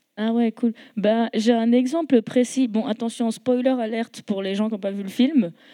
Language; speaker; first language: French; native; French